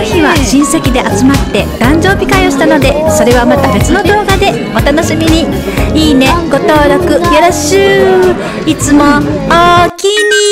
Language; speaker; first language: Japanese; native; Japanese